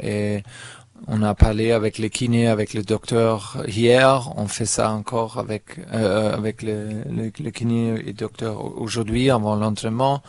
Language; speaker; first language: French; non-native, fluent; German